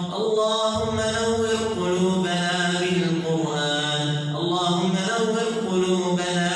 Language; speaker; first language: Arabic; native; Arabic